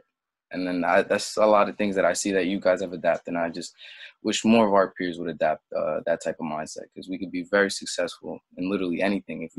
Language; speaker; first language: English; early bilingual, other home language; French